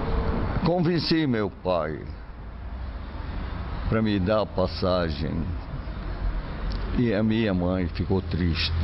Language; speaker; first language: Portuguese; non-native, fluent; Arabic